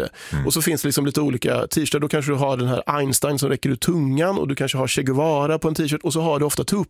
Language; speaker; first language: Swedish; native; Swedish